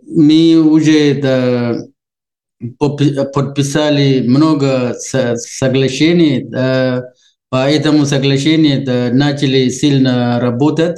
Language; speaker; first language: Russian; non-native, learner; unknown